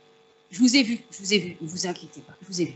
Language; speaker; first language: French; native; French